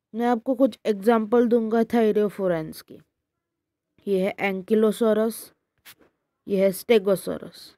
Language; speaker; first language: Hindi; native; Hindi